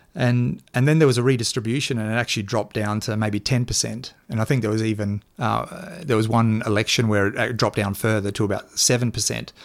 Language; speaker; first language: English; native; English